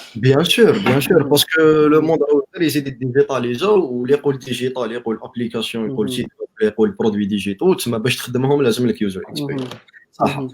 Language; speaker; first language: Arabic; native; Arabic